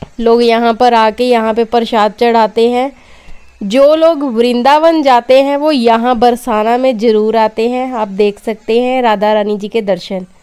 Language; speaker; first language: Hindi; native; Hindi